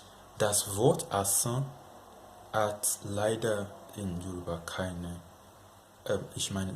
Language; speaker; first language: German; non-native, fluent; Yoruba